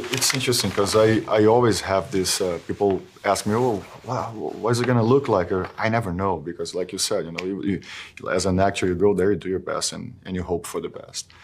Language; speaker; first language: English; non-native, fluent; Portuguese